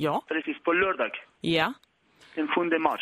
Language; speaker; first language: Swedish; non-native, learner; Persian